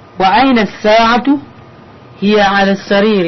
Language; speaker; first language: Arabic; non-native, learner; Indonesian